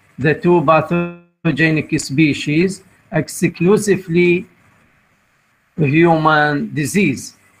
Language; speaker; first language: English; non-native, fluent; Arabic